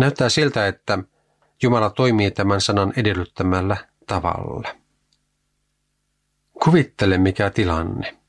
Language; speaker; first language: Finnish; native; Finnish